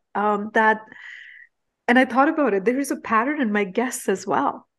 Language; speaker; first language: English; non-native, local second language; Punjabi